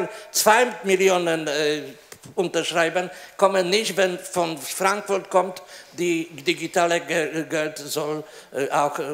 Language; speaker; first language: German; non-native, learner; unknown